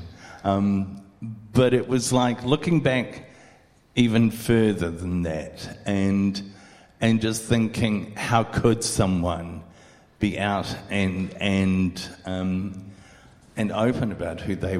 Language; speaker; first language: English; native; English